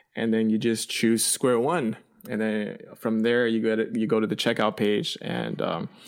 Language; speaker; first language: English; early bilingual, other home language; Chinese